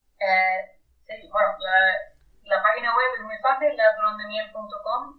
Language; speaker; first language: Spanish; non-native, fluent; German